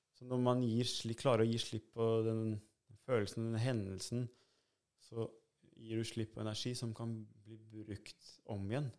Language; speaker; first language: Norwegian; early bilingual, other home language; Albanian